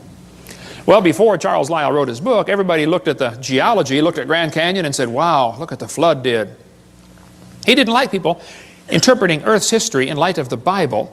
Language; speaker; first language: English; native; English